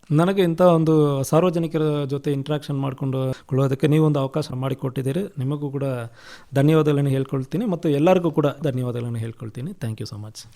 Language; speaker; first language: Kannada; non-native, local second language; Tamil